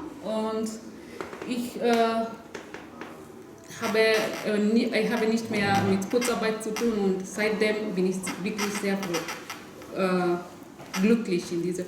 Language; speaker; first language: German; non-native, learner; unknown